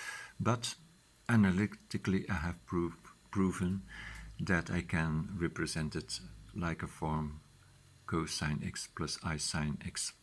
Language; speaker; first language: English; non-native, fluent; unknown